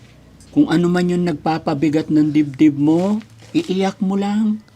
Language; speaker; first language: Filipino; native; Filipino